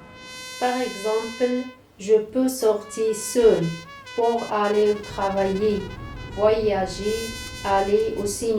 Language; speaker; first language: French; non-native, learner; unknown